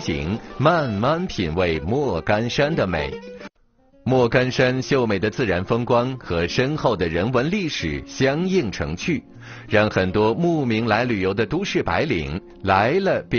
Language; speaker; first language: Chinese; native; Chinese